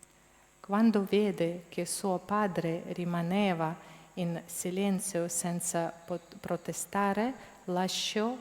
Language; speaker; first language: Italian; non-native, fluent; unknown